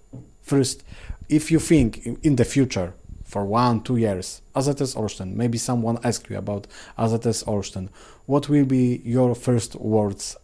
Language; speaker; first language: English; non-native, learner; Polish